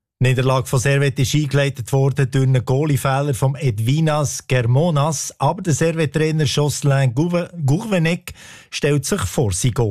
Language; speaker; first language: German; native; German